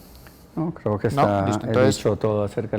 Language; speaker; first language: Spanish; native; Spanish